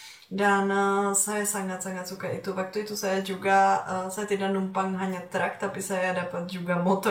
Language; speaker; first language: Indonesian; non-native, fluent; Czech